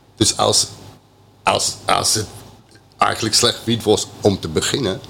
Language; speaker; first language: Dutch; non-native, fluent; English